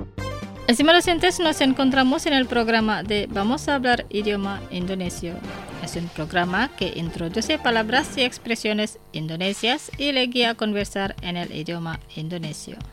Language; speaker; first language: Spanish; non-native, fluent; Indonesian